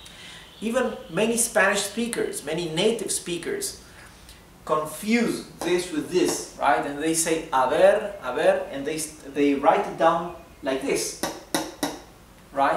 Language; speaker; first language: English; non-native, fluent; Spanish